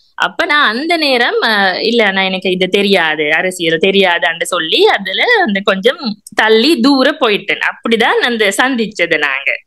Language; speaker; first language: Tamil; non-native, local second language; Sinhala